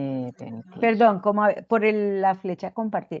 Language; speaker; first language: Spanish; native; Spanish